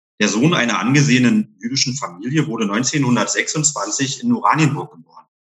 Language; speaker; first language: German; native; German